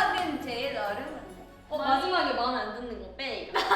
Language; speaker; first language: Korean; native; Korean